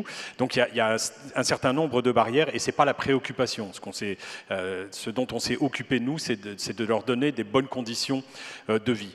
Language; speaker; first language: French; native; French